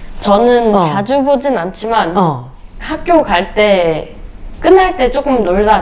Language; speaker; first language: Korean; early bilingual, other home language; English